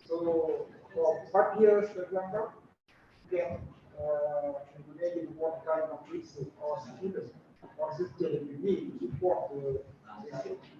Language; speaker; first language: English; non-native, learner; Indonesian